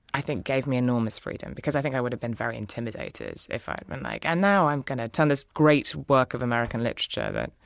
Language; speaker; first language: English; native; English